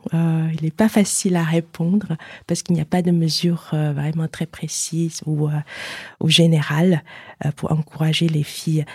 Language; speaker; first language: French; non-native, fluent; Chinese